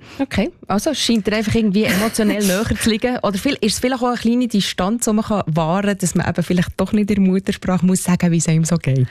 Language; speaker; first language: German; native; German